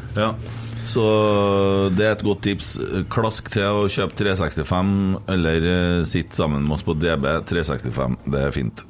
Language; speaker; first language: Norwegian; native; Norwegian